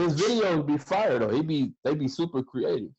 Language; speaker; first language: English; native; English